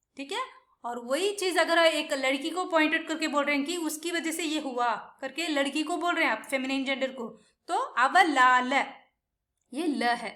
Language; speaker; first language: Hindi; non-native, local second language; Tamil